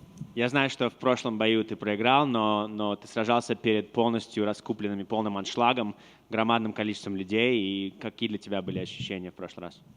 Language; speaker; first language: Russian; native; Russian